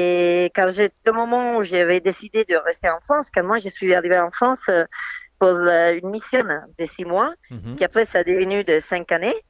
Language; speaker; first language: French; non-native, fluent; Italian